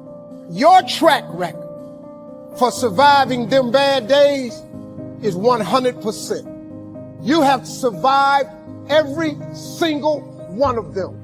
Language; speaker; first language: English; native; English